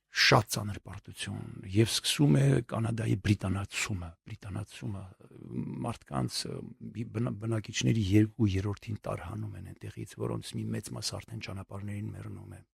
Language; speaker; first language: Armenian; native; Armenian